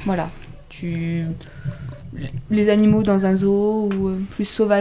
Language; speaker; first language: French; native; French